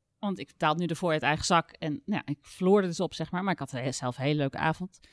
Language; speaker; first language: Dutch; native; Dutch